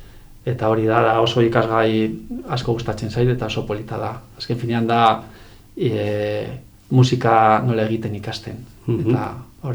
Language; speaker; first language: Basque; non-native, local second language; Spanish